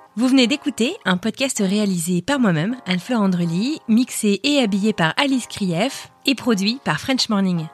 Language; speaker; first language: French; native; French